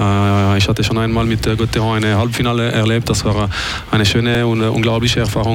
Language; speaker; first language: German; non-native, local second language; French